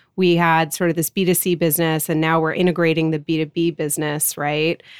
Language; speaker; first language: English; native; English